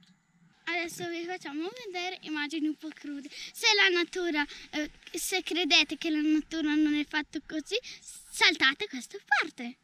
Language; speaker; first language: Italian; non-native, local second language; Ladin